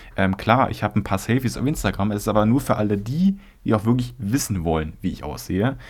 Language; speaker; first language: German; native; German